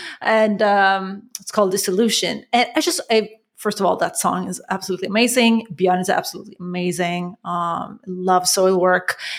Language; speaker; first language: English; non-native, fluent; Persian